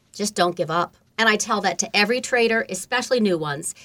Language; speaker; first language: English; native; English